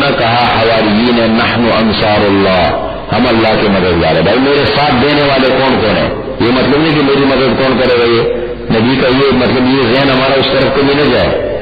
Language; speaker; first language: Urdu; non-native, local second language; Pashto